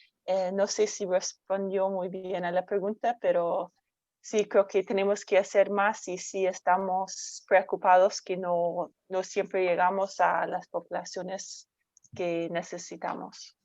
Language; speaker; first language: Spanish; non-native, fluent; English